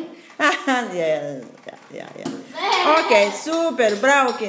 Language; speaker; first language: German; non-native, learner; Bulgarian